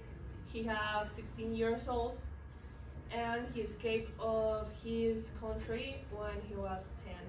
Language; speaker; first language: English; non-native, learner; Spanish